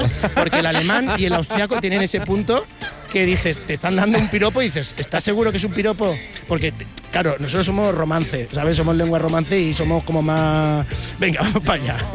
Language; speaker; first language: Spanish; native; Spanish